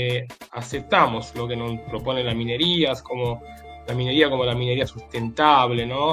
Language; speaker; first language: Spanish; native; Spanish